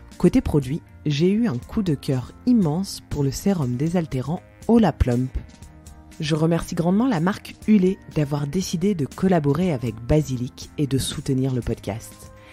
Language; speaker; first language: French; native; French